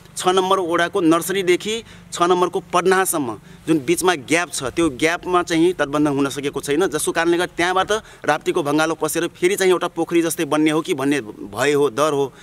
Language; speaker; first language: Nepali; non-native, local second language; Dangaura Tharu